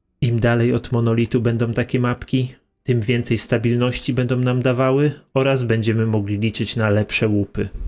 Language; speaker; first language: Polish; native; Polish